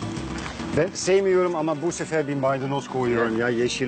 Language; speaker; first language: Turkish; non-native, learner; Dutch